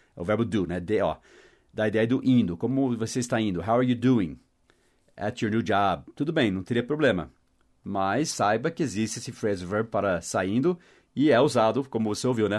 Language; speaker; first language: Portuguese; non-native, fluent; English